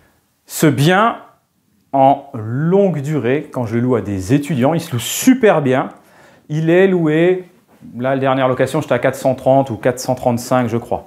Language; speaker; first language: French; native; French